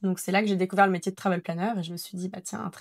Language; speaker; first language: French; native; French